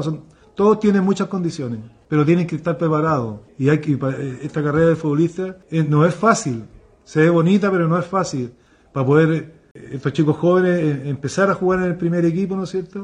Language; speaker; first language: Spanish; native; Spanish